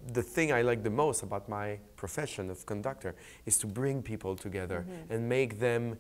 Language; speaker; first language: English; native; English